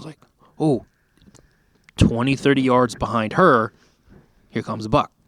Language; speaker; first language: English; native; English